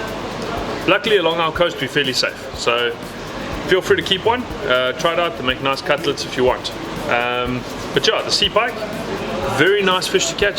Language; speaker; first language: English; native; English